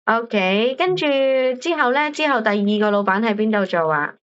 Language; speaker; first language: Cantonese; native; Cantonese